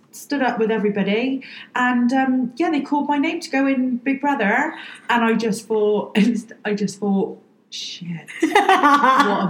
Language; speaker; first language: English; native; English